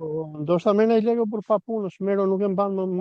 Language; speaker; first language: Albanian; native; Albanian